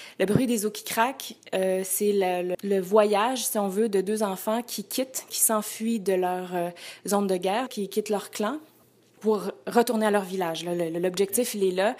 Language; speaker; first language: French; native; French